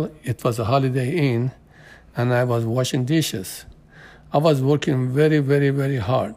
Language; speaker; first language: English; non-native, fluent; Persian